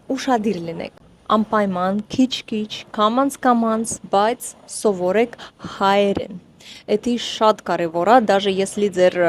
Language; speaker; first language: Armenian; non-native, learner; Russian